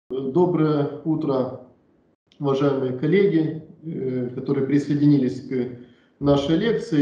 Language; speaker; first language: Russian; native; Russian